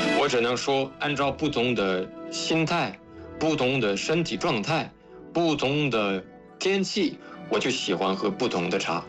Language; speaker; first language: Chinese; non-native, fluent; French